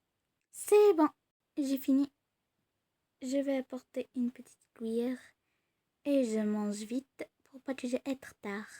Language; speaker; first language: French; non-native, learner; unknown